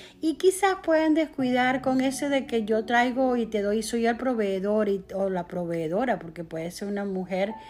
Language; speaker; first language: Spanish; native; Spanish